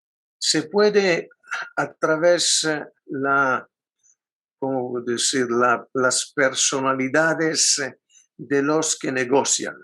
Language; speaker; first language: Spanish; non-native, fluent; Italian